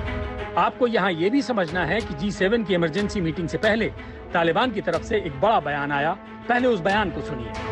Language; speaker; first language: Hindi; native; Hindi